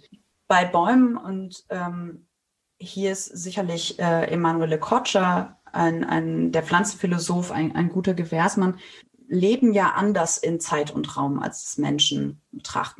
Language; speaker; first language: German; native; German